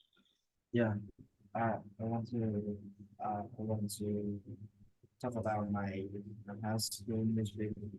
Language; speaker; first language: English; non-native, learner; Vietnamese